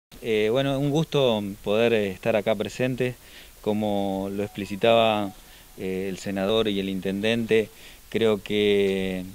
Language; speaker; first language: Spanish; native; Spanish